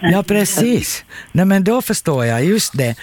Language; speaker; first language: Swedish; native; Swedish